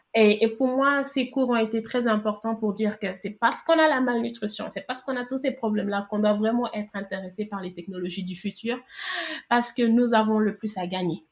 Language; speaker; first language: French; non-native, local second language; Wolof